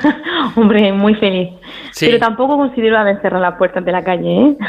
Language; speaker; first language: Spanish; early bilingual, heritage; Spanish